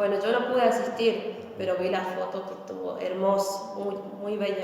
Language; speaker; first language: Spanish; native; Spanish